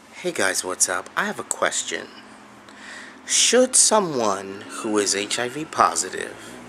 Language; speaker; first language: English; native; English